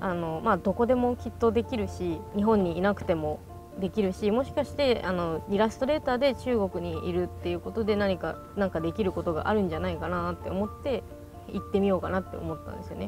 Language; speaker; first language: Japanese; native; Japanese